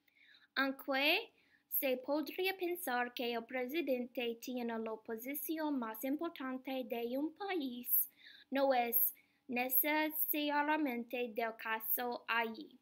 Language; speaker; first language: Spanish; non-native, learner; English